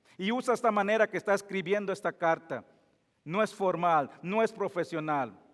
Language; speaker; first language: Spanish; non-native, fluent; English